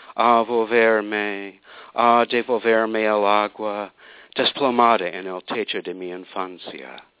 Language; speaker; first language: Spanish; non-native, fluent; English